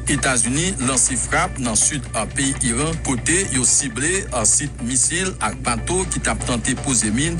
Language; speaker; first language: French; non-native, local second language; Haitian Creole